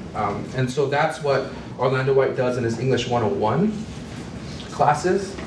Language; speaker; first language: English; native; English